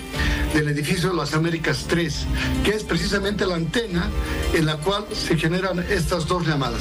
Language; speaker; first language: Spanish; native; Spanish